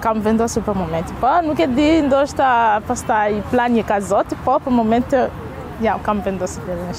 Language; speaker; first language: Albanian; non-native, learner; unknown